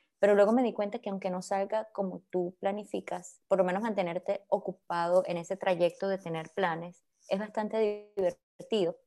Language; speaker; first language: Spanish; native; Spanish